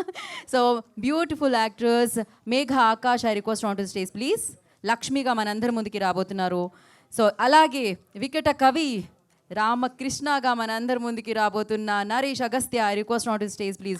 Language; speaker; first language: Telugu; native; Telugu